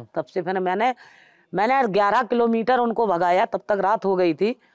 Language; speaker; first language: Hindi; native; Hindi